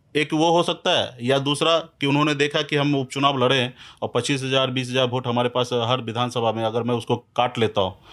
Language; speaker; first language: Hindi; native; Hindi